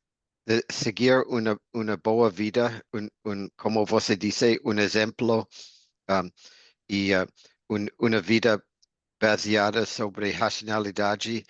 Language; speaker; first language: Portuguese; non-native, learner; English